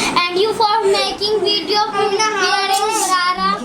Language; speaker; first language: English; non-native, learner; Hindi